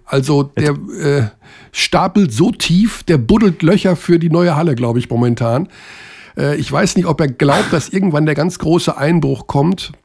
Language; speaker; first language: German; native; German